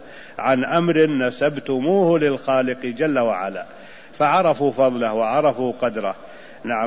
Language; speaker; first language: Arabic; native; Arabic